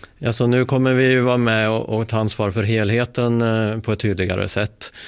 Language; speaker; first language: Swedish; native; Swedish